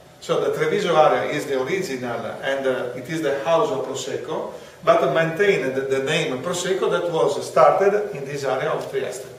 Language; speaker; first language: English; non-native, fluent; Italian